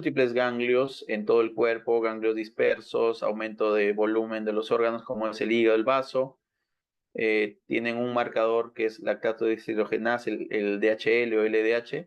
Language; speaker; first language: Spanish; native; Spanish